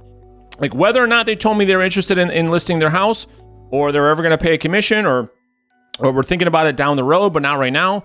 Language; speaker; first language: English; native; English